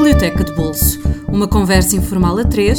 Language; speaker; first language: Portuguese; native; Portuguese